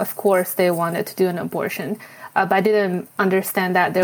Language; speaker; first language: English; non-native, fluent; Chinese